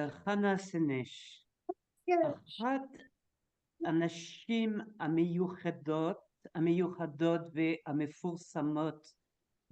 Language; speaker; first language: Hebrew; non-native, learner; French